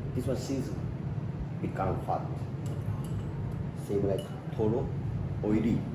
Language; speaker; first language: English; non-native, learner; Japanese